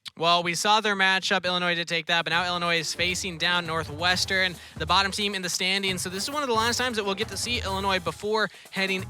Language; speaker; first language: English; native; English